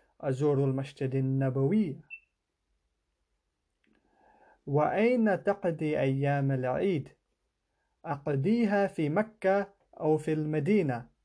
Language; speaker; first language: Arabic; non-native, fluent; English